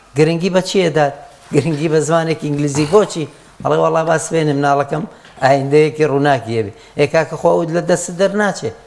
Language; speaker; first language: Central Kurdish; non-native, local second language; Gurani